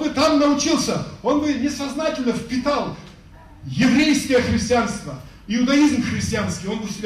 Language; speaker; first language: Russian; native; Russian